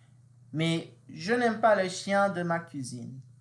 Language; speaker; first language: French; non-native, fluent; English